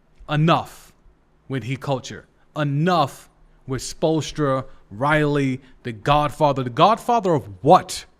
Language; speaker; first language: English; native; English